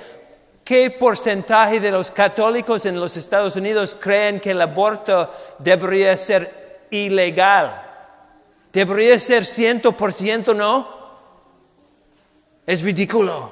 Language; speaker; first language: Spanish; non-native, fluent; English